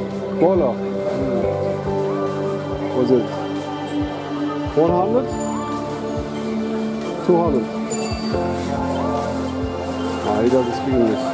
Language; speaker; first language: English; non-native, fluent; German